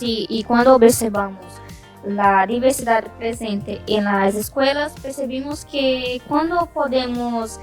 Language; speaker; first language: Spanish; non-native, learner; Portuguese